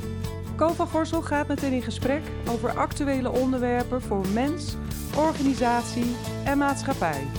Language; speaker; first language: Dutch; native; Dutch